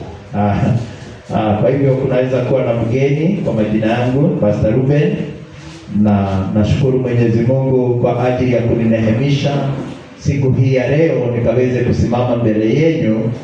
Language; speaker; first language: Swahili; non-native, local second language; Kikuyu